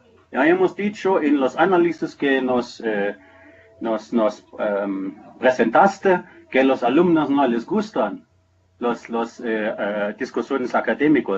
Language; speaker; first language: Spanish; non-native, fluent; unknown